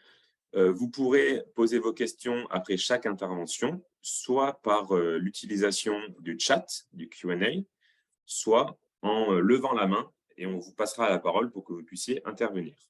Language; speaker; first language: French; native; French